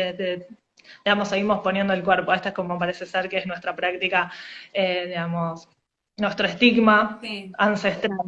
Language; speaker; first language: Spanish; native; Spanish